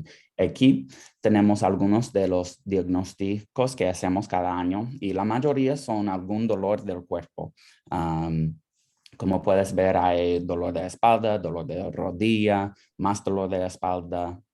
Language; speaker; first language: Spanish; non-native, fluent; English